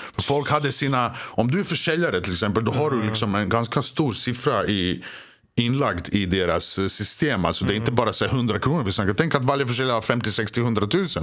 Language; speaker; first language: Swedish; early bilingual, other home language; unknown